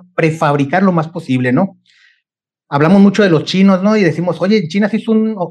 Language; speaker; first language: Spanish; native; Spanish